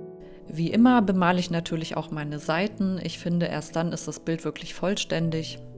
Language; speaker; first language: German; native; German